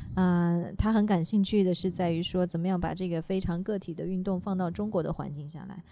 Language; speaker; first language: Chinese; native; Chinese